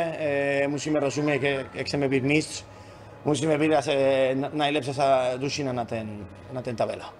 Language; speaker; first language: Polish; non-native, learner; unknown